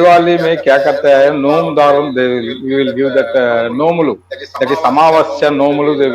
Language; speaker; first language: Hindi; non-native, local second language; Telugu